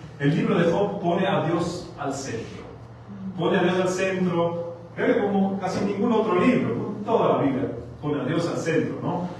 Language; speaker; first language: Spanish; non-native, fluent; German